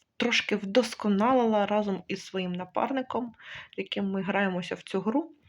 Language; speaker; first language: Ukrainian; native; Ukrainian